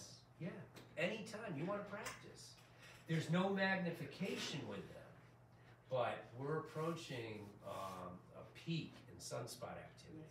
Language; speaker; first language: English; native; English